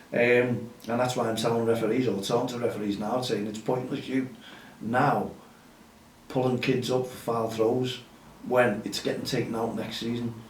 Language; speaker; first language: English; native; English